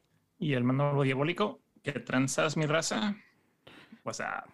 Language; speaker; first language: Spanish; early bilingual, heritage; Spanish